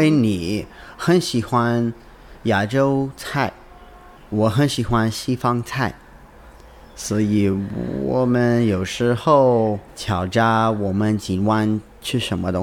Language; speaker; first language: Chinese; non-native, learner; English